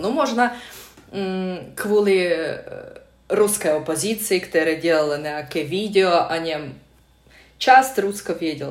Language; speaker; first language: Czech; non-native, fluent; Russian